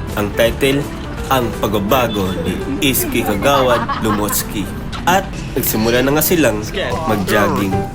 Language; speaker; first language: Filipino; non-native, local second language; Cebuano